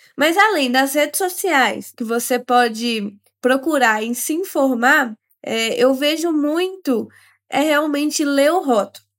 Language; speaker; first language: Portuguese; native; Portuguese